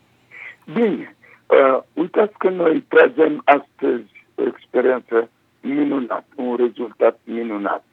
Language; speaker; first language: Romanian; non-native, fluent; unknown